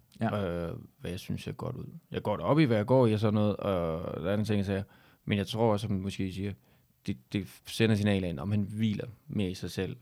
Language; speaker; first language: Danish; native; Danish